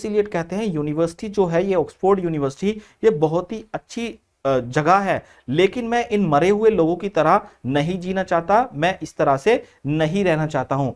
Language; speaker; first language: Hindi; native; Hindi